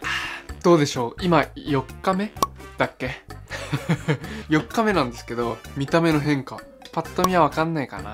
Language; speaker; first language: Japanese; native; Japanese